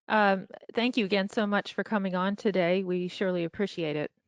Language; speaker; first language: English; native; English